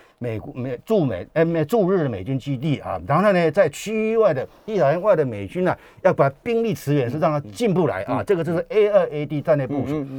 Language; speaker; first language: Chinese; native; Chinese